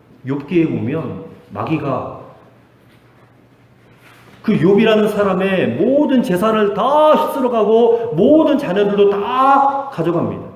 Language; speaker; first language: Korean; native; Korean